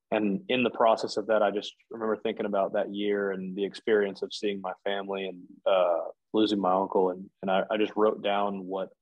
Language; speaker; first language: English; native; English